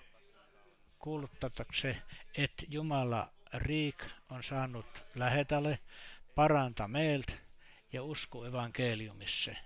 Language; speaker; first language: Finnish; non-native, learner; Estonian